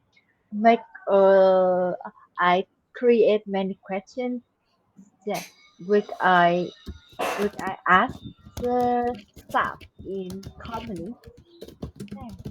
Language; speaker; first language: English; non-native, learner; Vietnamese